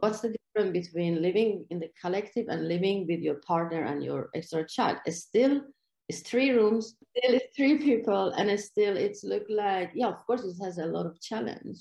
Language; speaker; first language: English; non-native, fluent; Persian